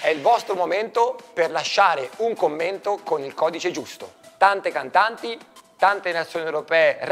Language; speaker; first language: Italian; native; Italian